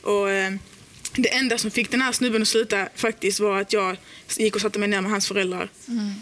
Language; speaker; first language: Swedish; early bilingual, other home language; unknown